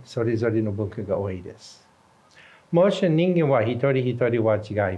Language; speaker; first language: Japanese; non-native, fluent; English